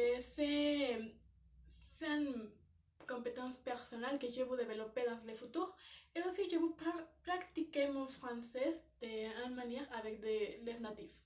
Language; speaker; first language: French; non-native, learner; Spanish